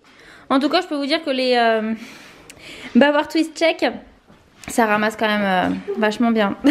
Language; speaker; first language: French; native; French